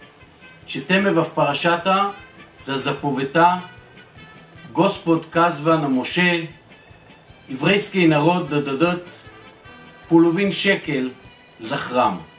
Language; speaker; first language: Bulgarian; non-native, fluent; Hebrew